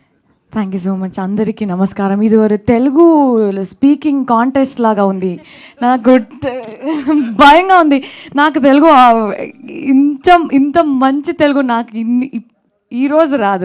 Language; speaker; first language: Telugu; non-native, learner; Kannada